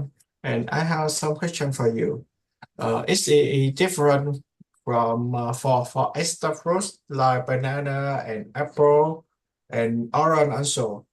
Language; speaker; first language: English; non-native, learner; Indonesian